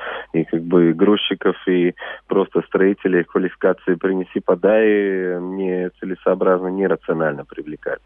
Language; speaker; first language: Russian; native; Russian